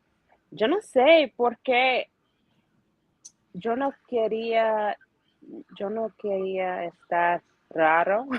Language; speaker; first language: Spanish; non-native, learner; English